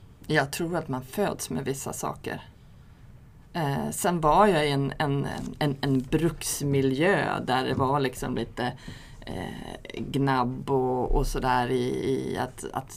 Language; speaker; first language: Swedish; native; Swedish